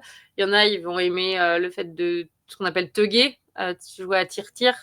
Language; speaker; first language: French; native; French